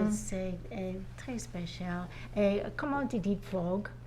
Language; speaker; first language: French; non-native, learner; English